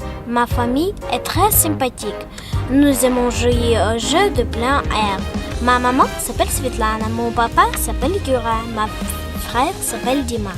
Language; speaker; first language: French; non-native, learner; Ukrainian